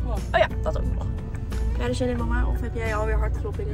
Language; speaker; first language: Dutch; native; Dutch